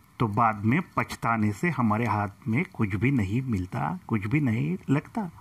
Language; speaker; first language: Hindi; non-native, local second language; Marathi